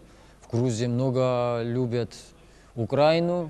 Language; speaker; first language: Ukrainian; non-native, learner; Georgian